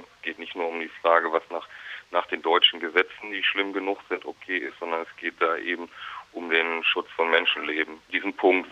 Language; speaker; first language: German; native; German